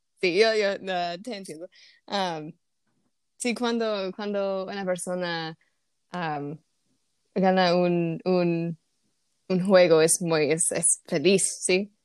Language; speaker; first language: Spanish; non-native, learner; English